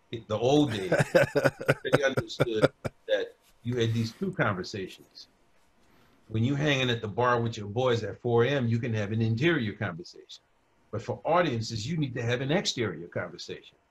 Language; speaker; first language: English; native; English